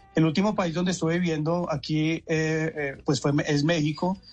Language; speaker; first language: Spanish; native; Spanish